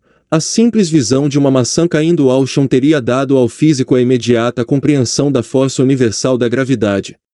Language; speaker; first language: Portuguese; native; Portuguese